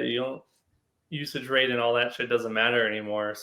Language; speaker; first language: English; native; English